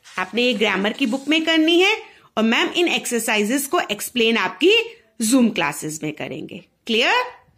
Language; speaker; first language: Hindi; native; Hindi